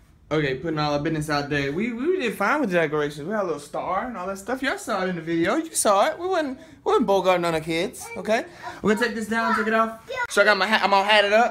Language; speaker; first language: English; native; English